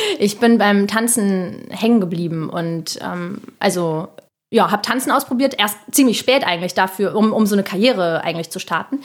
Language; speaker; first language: German; early bilingual, other home language; Russian